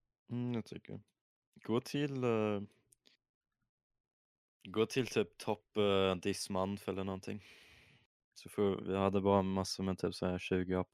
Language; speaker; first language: Swedish; native; Swedish